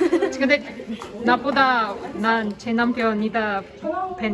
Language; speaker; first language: Korean; non-native, learner; Russian